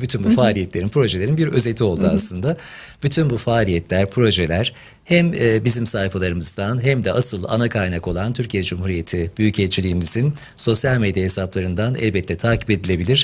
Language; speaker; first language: Turkish; native; Turkish